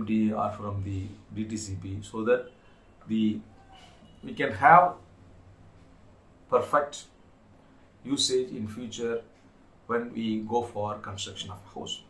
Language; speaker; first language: English; non-native, local second language; Tamil